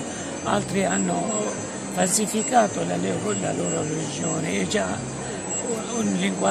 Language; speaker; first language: Italian; non-native, fluent; Arabic